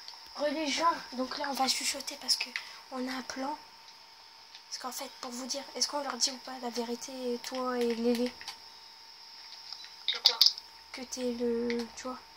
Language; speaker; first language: French; native; French